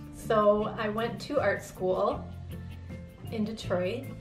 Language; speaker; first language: English; native; English